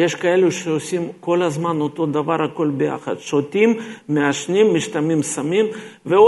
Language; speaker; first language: Hebrew; non-native, fluent; Russian